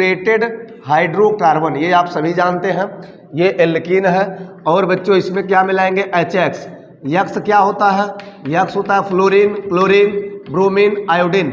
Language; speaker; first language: Hindi; native; Hindi